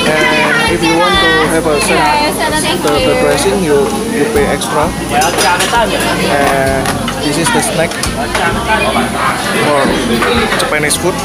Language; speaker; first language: English; non-native, learner; Indonesian